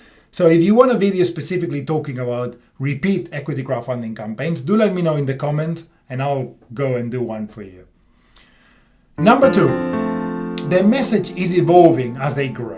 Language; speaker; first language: English; non-native, fluent; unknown